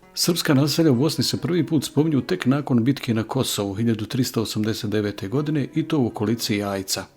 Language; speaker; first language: Bosnian; native; Bosnian